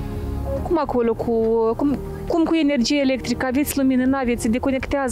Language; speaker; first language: Romanian; native; Romanian